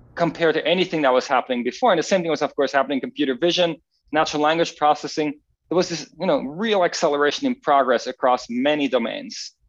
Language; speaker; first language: English; non-native, fluent; Dutch